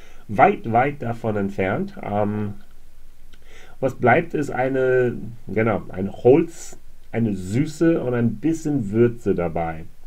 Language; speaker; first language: German; non-native, fluent; English